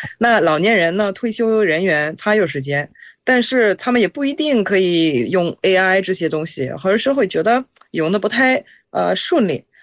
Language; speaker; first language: Chinese; non-native, fluent; French